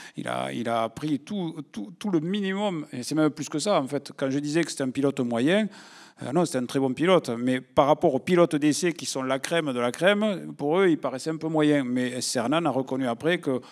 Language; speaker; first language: French; native; French